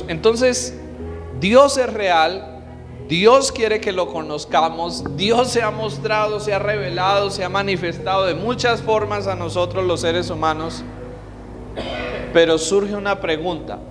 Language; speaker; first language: Spanish; native; Spanish